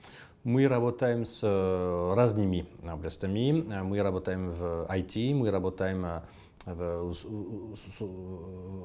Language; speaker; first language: Russian; non-native, fluent; French